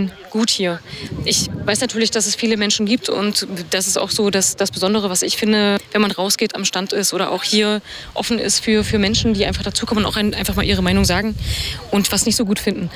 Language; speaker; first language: German; native; German